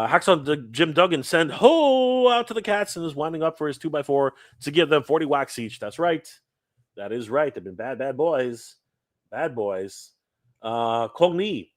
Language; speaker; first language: English; native; English